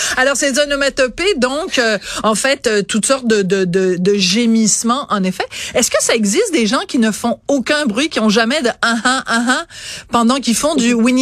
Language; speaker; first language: French; native; French